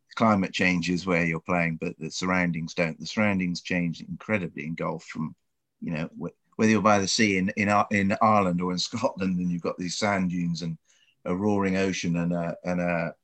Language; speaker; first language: English; native; English